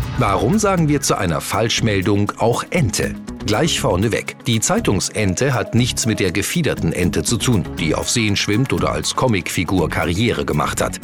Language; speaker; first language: German; native; German